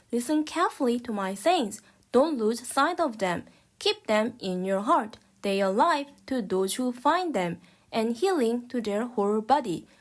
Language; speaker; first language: English; non-native, fluent; Korean